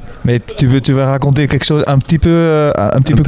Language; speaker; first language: French; non-native, fluent; Dutch